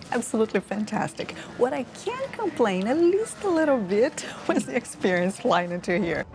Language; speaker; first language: English; non-native, fluent; Portuguese